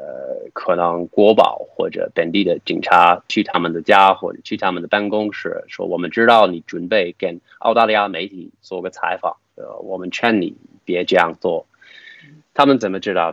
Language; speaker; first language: Chinese; non-native, fluent; English